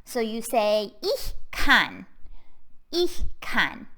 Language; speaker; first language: German; non-native, fluent; English